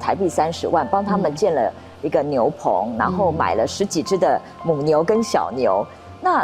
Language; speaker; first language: Chinese; native; Chinese